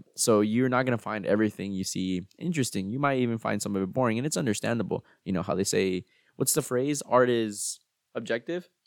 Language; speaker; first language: English; native; English